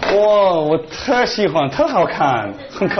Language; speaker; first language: Chinese; non-native, learner; English